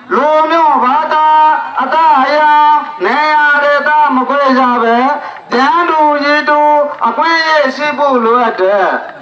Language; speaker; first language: Burmese; non-native, local second language; Rohingya